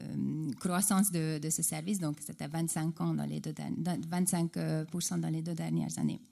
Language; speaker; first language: French; non-native, fluent; Hungarian